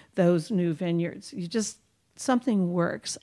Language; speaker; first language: English; native; English